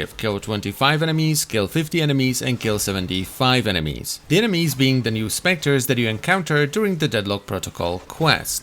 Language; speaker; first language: English; non-native, fluent; Czech